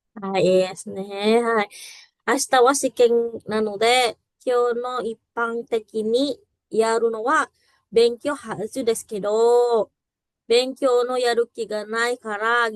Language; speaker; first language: Japanese; non-native, fluent; Indonesian